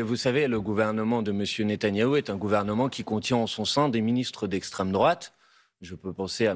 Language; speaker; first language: French; native; French